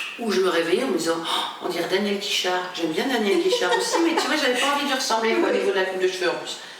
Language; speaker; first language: French; native; French